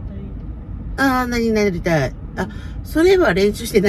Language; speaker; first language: Japanese; native; Japanese